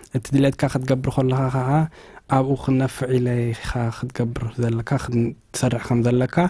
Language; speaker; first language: Tigrinya; early bilingual, heritage; Tigrinya